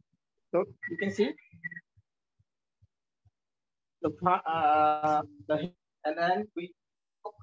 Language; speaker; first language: English; non-native, learner; Vietnamese